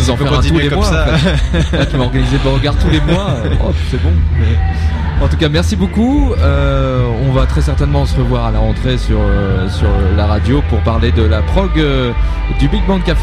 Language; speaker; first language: French; native; French